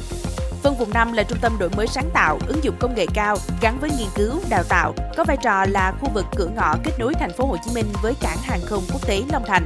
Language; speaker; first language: Vietnamese; native; Vietnamese